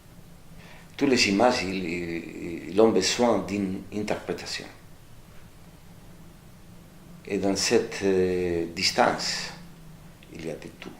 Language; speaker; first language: French; non-native, fluent; Spanish